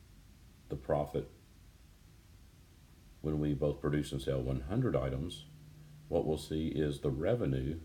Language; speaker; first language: English; native; English